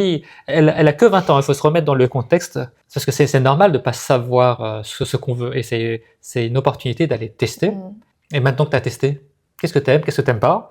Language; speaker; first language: French; native; French